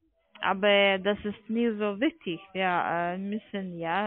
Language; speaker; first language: German; non-native, learner; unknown